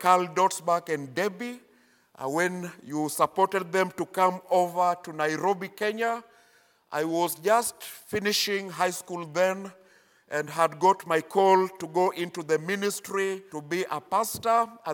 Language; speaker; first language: English; non-native, local second language; Luyia